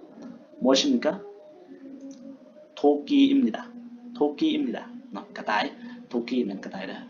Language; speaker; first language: Korean; non-native, fluent; Lao